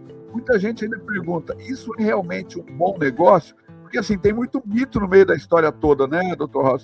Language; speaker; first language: Portuguese; native; Portuguese